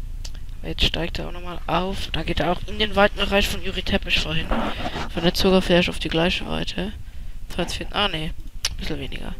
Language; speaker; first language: German; native; German